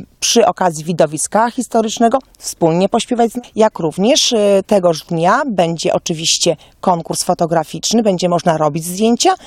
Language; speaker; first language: Polish; native; Polish